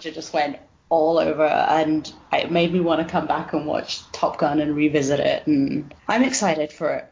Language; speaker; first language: English; native; English